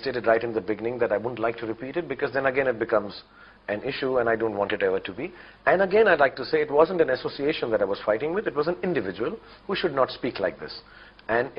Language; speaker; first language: English; non-native, local second language; Hindi